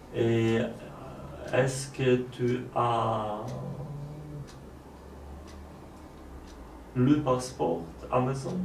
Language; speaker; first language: French; non-native, learner; Polish